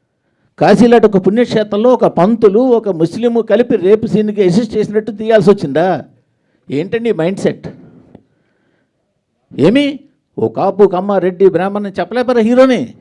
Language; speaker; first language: Telugu; native; Telugu